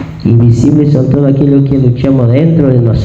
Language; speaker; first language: Spanish; native; Spanish